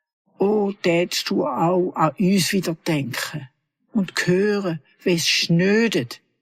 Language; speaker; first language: German; native; German